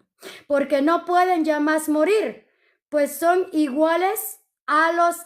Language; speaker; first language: Spanish; native; Spanish